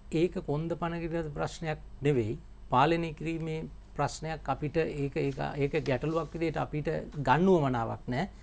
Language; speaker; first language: Sinhala; native; Sinhala